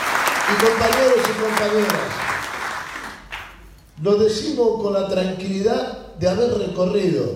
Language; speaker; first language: Spanish; native; Spanish